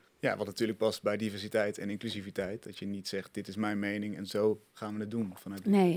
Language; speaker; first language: Dutch; native; Dutch